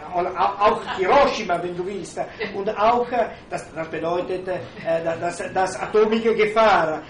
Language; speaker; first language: German; non-native, fluent; Italian